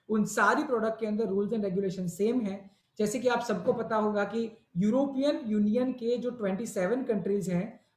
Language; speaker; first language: Hindi; non-native, local second language; Gujarati